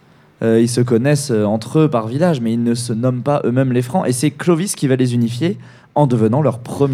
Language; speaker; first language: French; native; French